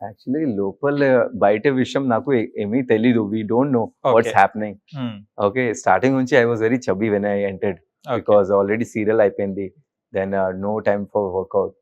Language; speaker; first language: Telugu; non-native, local second language; Hindi